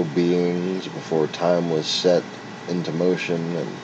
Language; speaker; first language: English; native; English